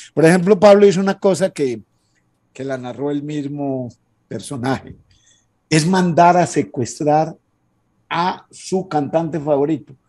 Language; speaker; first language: Spanish; native; Spanish